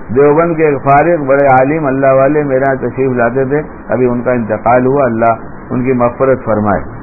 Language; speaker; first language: Urdu; native; Urdu